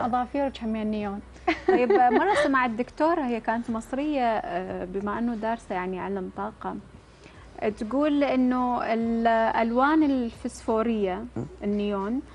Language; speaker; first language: Arabic; native; Arabic